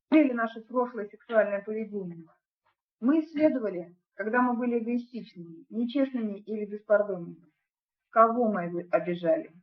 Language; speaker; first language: Russian; native; Russian